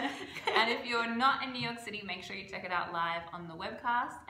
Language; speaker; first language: English; native; English